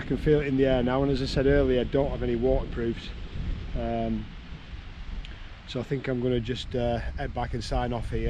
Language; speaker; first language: English; native; English